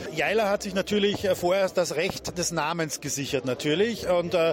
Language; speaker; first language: German; native; German